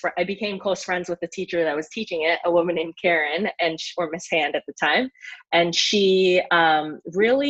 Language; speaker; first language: English; native; English